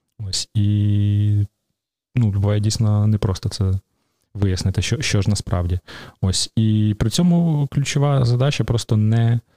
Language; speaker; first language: Ukrainian; native; Ukrainian